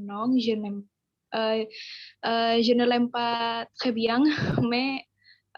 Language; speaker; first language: French; non-native, fluent; Indonesian